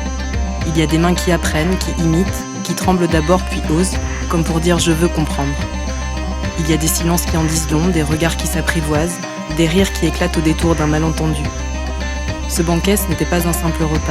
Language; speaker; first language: French; native; French